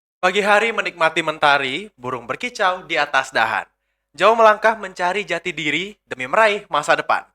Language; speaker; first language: Indonesian; native; Indonesian